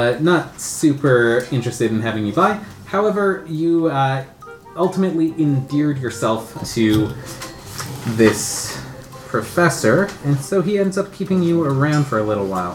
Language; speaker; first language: English; native; English